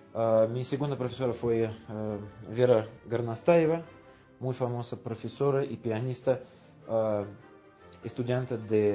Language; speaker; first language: Spanish; non-native, fluent; Russian